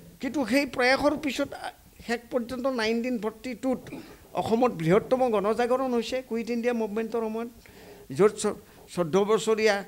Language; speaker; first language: Assamese; native; Assamese